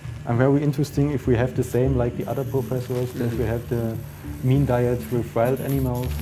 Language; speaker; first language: English; non-native, learner; German